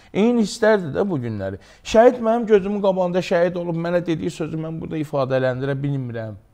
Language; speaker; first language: Azerbaijani; native; Azerbaijani